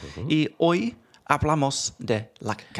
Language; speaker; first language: Spanish; non-native, learner; English